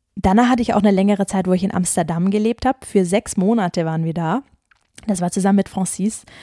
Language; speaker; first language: German; native; German